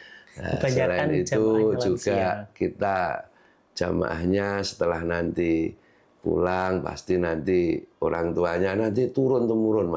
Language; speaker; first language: Indonesian; non-native, local second language; Javanese